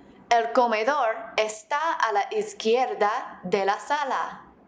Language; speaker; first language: Spanish; non-native, fluent; English